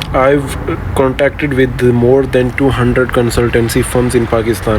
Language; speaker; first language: English; non-native, local second language; Urdu